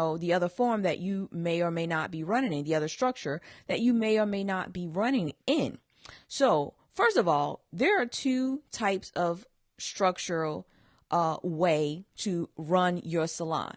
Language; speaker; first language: English; native; English